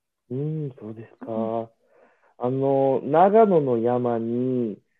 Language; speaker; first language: Japanese; non-native, learner; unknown